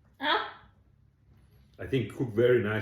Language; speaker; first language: English; non-native, learner; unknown